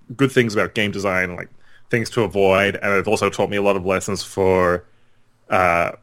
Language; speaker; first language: English; native; English